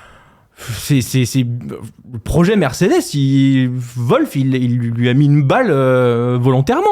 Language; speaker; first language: French; native; French